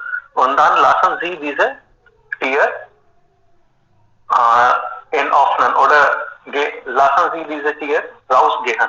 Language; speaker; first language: German; non-native, fluent; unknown